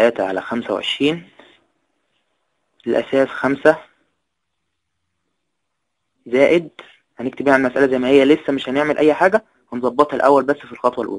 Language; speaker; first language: Arabic; native; Arabic